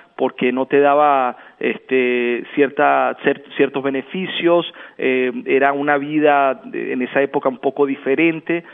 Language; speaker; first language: Spanish; native; Spanish